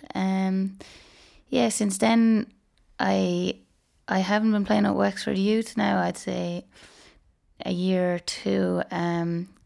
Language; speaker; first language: English; native; English